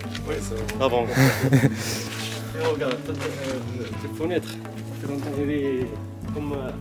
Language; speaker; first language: French; non-native, learner; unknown